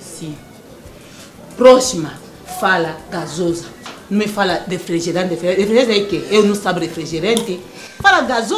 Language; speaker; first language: Portuguese; non-native, learner; Lingala